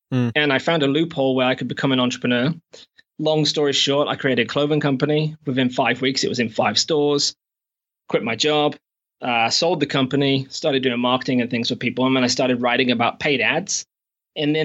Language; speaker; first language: English; native; English